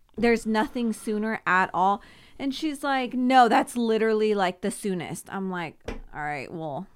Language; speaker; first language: English; native; English